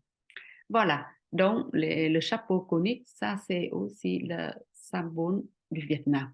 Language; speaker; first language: French; non-native, fluent; Vietnamese